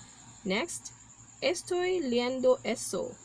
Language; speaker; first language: Spanish; non-native, learner; Cebuano